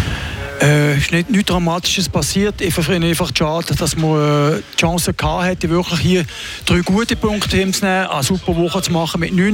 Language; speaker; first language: German; native; German